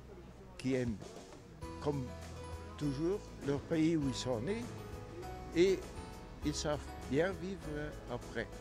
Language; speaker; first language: French; non-native, local second language; Luxembourgish